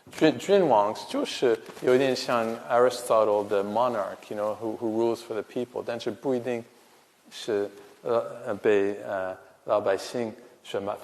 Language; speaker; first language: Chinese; non-native, fluent; English